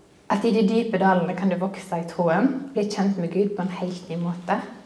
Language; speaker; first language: Norwegian; native; Norwegian